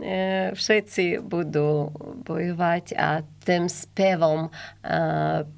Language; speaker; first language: Slovak; non-native, learner; Ukrainian